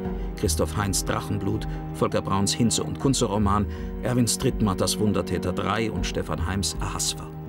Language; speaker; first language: German; native; German